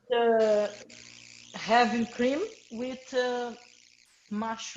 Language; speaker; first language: English; non-native, learner; Portuguese